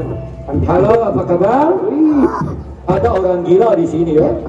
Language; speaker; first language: Indonesian; non-native, learner; English